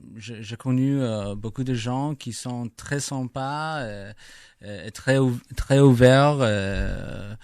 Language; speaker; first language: French; non-native, learner; English